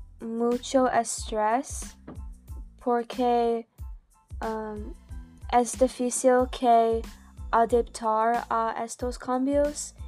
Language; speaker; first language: Spanish; non-native, learner; English